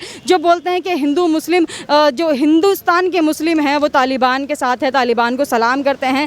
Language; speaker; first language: Hindi; native; Hindi